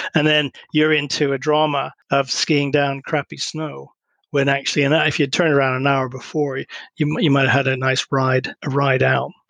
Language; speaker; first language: English; native; English